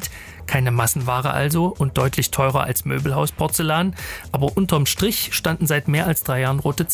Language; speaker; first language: German; native; German